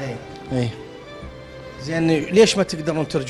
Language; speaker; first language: Arabic; native; Arabic